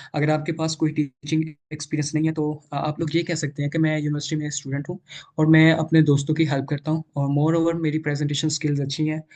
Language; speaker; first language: Urdu; non-native, local second language; Punjabi